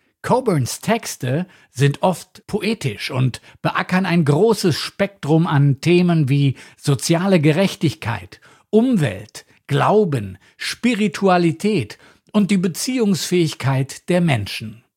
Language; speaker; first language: German; native; German